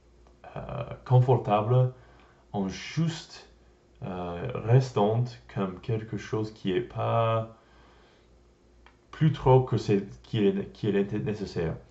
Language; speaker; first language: French; non-native, learner; English